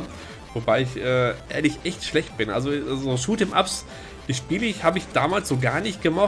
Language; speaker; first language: German; native; German